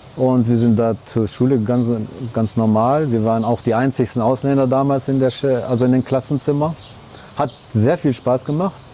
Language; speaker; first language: German; early bilingual, other home language; Arabic